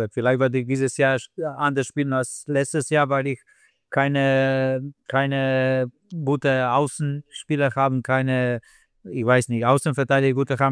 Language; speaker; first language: German; non-native, fluent; Slovenian